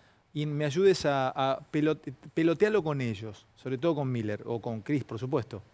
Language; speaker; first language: Spanish; native; Spanish